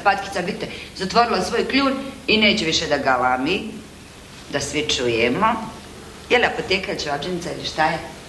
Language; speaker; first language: Serbian; native; Serbian